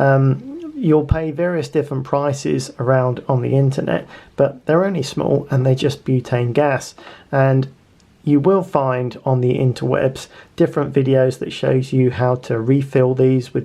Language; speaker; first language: English; native; English